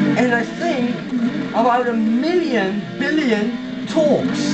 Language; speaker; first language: English; non-native, fluent; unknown